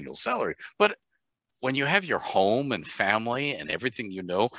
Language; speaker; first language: English; native; English